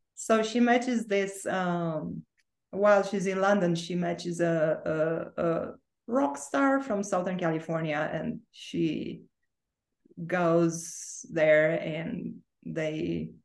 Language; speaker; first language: English; non-native, fluent; Romanian